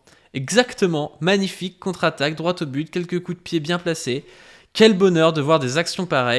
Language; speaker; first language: French; native; French